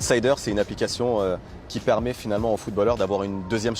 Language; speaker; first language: French; native; French